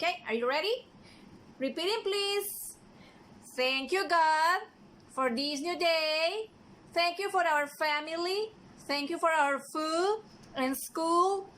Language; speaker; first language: English; non-native, fluent; Spanish